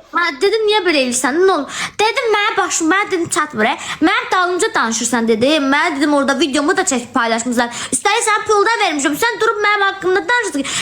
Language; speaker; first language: Azerbaijani; non-native, local second language; Talysh